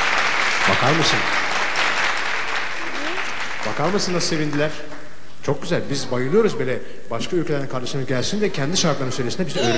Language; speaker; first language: Turkish; native; Turkish